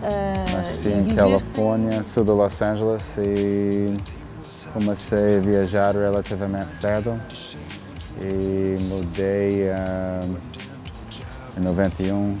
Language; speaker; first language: Portuguese; non-native, fluent; English